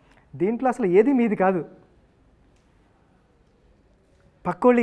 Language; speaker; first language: Telugu; native; Telugu